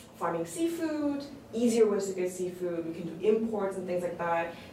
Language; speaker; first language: English; early bilingual, other home language; Korean